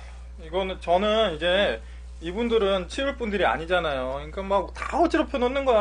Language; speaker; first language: Korean; native; Korean